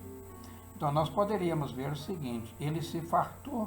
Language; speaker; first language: Portuguese; native; Portuguese